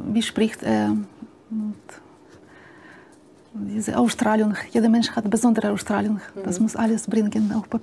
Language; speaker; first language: German; non-native, learner; Ukrainian